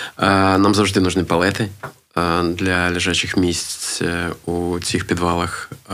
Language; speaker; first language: Ukrainian; non-native, local second language; Russian